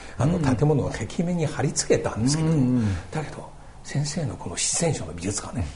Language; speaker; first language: Japanese; non-native, fluent; Chinese